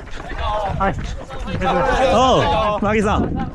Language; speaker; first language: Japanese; non-native, learner; Chinese